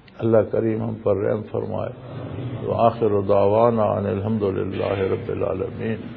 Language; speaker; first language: Urdu; non-native, local second language; Punjabi